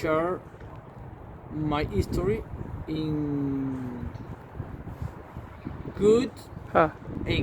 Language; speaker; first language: English; non-native, learner; Spanish